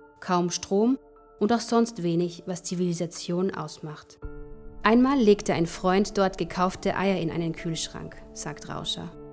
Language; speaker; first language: German; native; German